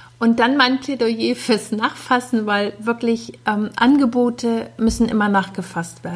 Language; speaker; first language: German; native; German